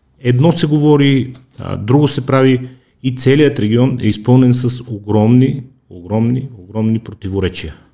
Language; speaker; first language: Bulgarian; native; Bulgarian